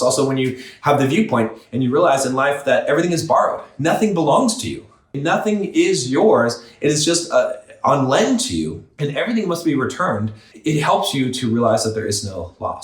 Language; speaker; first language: English; native; English